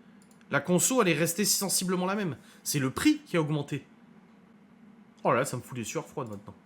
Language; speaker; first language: French; native; French